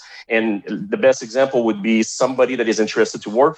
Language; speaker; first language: English; non-native, fluent; French